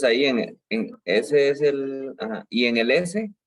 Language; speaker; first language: Spanish; native; Spanish